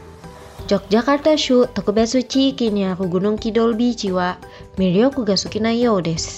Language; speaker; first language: Japanese; non-native, fluent; Indonesian